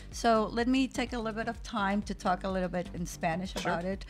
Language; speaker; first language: English; non-native, fluent; Spanish